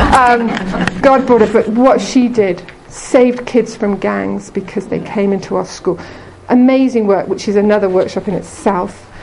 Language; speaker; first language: English; native; English